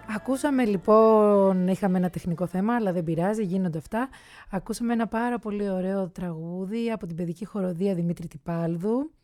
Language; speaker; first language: Greek; native; Greek